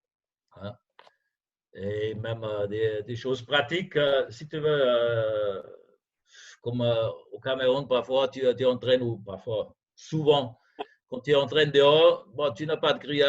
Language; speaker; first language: French; non-native, fluent; German